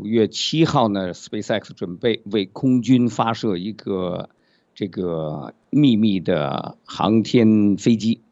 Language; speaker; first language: Chinese; native; Chinese